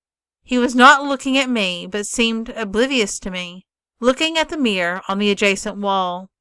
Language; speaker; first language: English; native; English